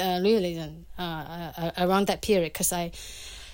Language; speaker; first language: English; non-native, fluent; Chinese